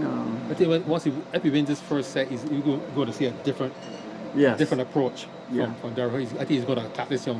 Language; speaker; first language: English; native; English